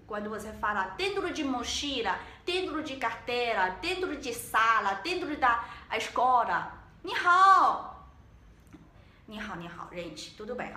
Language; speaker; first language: Portuguese; non-native, learner; Chinese